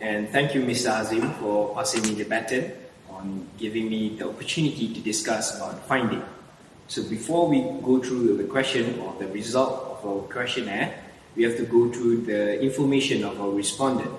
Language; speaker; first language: English; non-native, learner; Malay